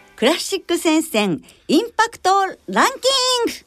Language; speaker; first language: Japanese; native; Japanese